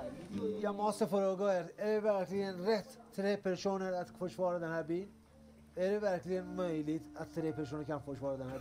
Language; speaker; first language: Swedish; non-native, learner; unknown